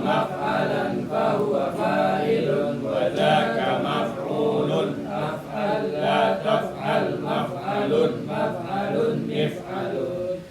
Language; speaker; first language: Arabic; non-native, learner; Indonesian